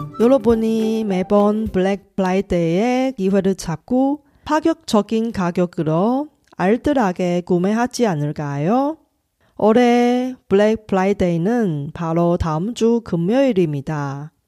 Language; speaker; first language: Korean; non-native, fluent; Chinese